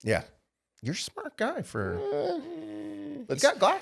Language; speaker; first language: English; native; English